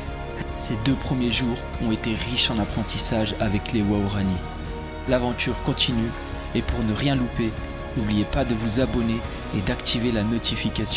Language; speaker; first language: French; native; French